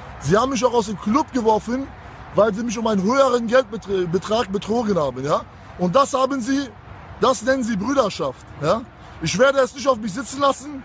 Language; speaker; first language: German; early bilingual, other home language; Kurdish